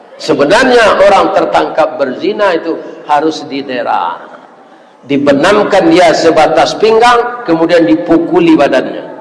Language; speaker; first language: Malay; non-native, local second language; Minangkabau